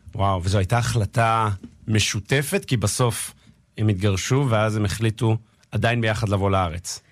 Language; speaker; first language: Hebrew; native; Hebrew